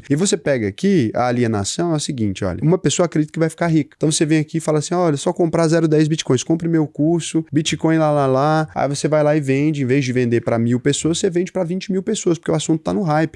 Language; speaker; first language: Portuguese; native; Portuguese